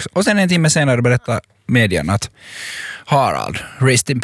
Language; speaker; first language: Swedish; native; Swedish